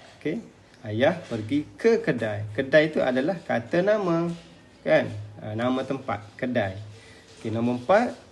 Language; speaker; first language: Malay; native; Malay